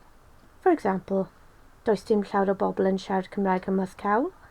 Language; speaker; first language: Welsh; non-native, local second language; English